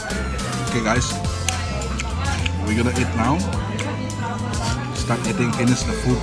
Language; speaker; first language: English; non-native, learner; Indonesian